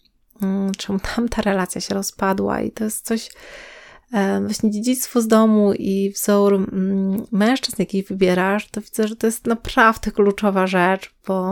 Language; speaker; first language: Polish; native; Polish